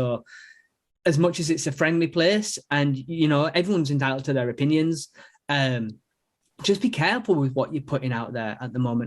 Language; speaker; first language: English; native; English